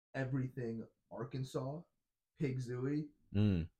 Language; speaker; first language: English; native; English